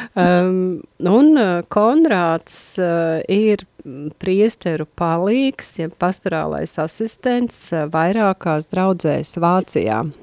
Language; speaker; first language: Latvian; native; Latvian